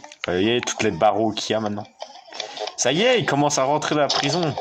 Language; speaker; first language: French; native; French